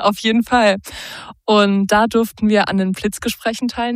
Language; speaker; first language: German; native; German